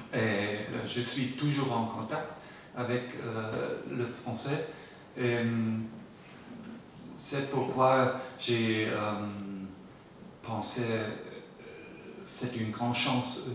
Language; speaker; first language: French; non-native, learner; German